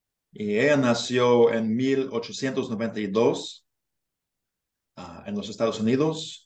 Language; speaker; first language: Spanish; non-native, learner; English